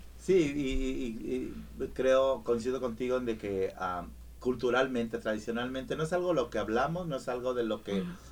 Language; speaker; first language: Spanish; native; Spanish